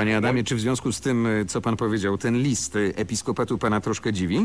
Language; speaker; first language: Polish; native; Polish